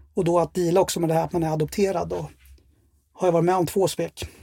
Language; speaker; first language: Swedish; native; Swedish